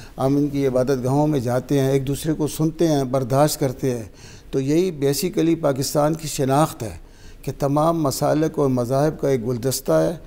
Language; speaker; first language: Urdu; non-native, local second language; Pashto